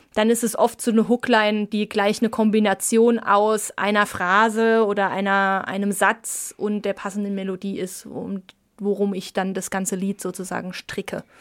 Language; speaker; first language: German; native; German